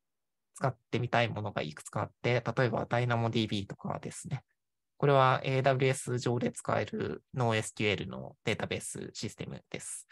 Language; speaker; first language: Japanese; native; Japanese